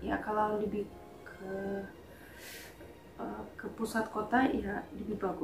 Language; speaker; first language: Indonesian; non-native, fluent; Russian